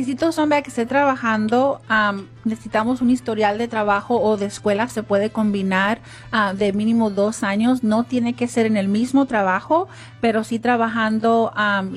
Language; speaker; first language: Spanish; early bilingual, heritage; Spanish